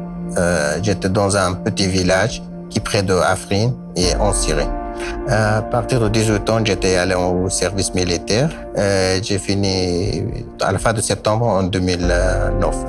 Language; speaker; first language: French; non-native, learner; Kurdish